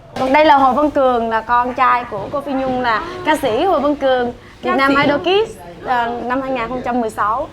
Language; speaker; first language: Vietnamese; native; Vietnamese